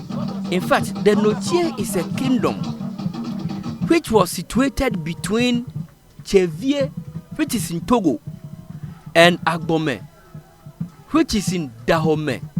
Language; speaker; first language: English; non-native, local second language; Akan